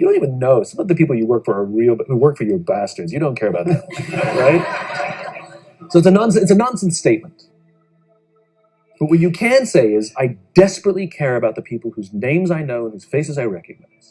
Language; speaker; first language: English; native; English